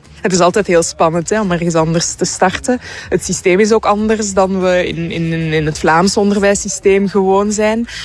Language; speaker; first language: Dutch; native; Dutch